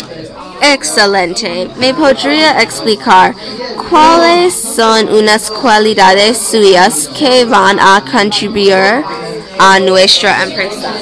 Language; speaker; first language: Spanish; non-native, learner; English